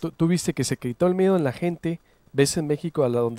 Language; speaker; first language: Spanish; native; Spanish